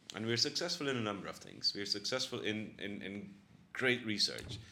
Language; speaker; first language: English; non-native, fluent; Dutch